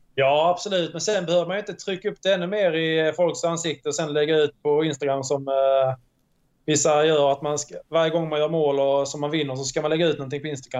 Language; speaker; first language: Swedish; native; Swedish